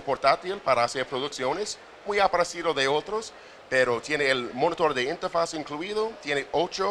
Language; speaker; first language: Spanish; non-native, fluent; English